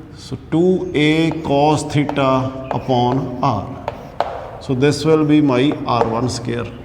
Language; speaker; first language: English; non-native, local second language; Punjabi